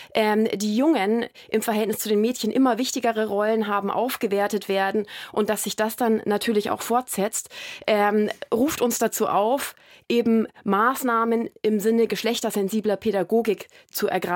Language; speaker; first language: German; native; German